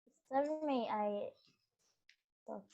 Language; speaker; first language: English; non-native, learner; Indonesian